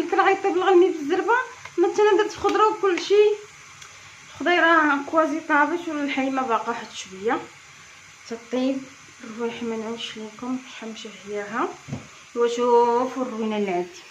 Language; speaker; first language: Arabic; native; Arabic